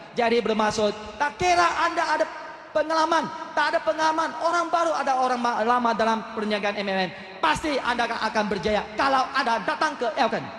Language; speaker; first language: Malay; non-native, local second language; Chinese